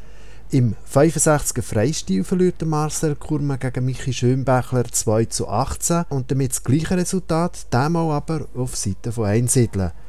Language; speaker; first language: German; native; German